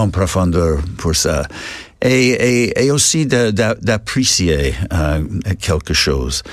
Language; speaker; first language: French; non-native, learner; English